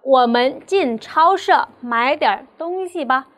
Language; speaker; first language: Chinese; non-native, fluent; Vietnamese